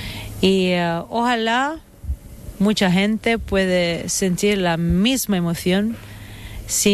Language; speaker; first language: Spanish; non-native, fluent; Italian